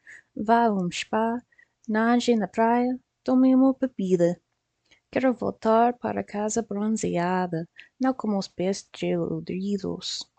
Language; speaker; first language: Portuguese; non-native, learner; English